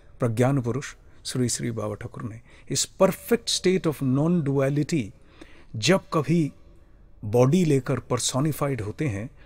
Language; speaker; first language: Hindi; native; Hindi